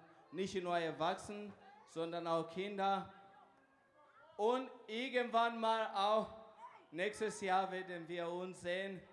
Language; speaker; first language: German; non-native, fluent; Kinyarwanda